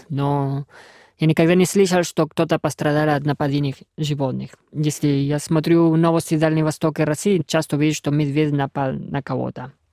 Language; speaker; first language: Russian; non-native, fluent; Spanish